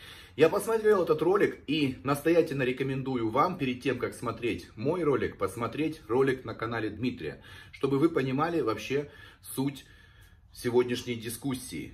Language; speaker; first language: Russian; native; Russian